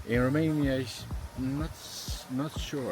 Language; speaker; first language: English; non-native, learner; Romanian